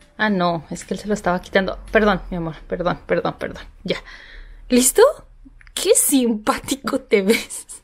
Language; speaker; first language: Spanish; native; Spanish